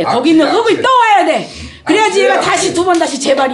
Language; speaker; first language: Korean; native; Korean